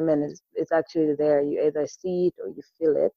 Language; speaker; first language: English; non-native, local second language; Swahili